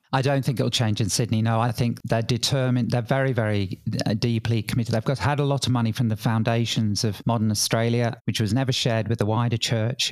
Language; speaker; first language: English; native; English